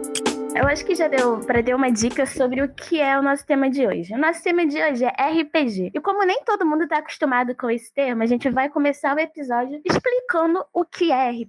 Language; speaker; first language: Portuguese; native; Portuguese